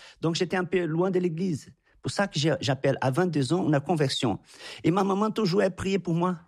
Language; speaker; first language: French; non-native, fluent; Portuguese